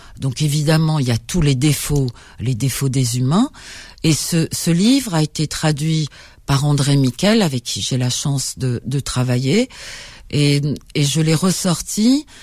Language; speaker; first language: French; native; French